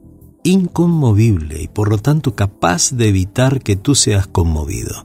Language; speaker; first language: Spanish; native; Spanish